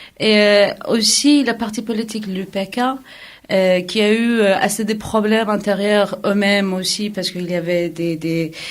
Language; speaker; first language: French; non-native, fluent; Kurdish